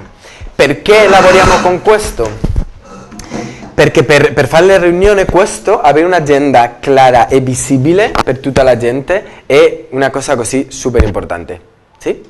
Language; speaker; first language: Italian; non-native, learner; Spanish